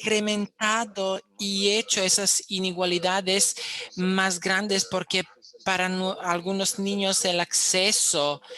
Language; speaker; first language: Spanish; non-native, fluent; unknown